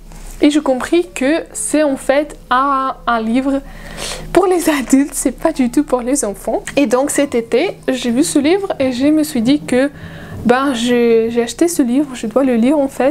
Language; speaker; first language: French; non-native, fluent; Russian